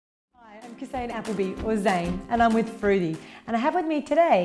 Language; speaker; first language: English; native; English